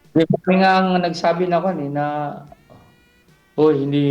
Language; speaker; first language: Filipino; non-native, local second language; Cebuano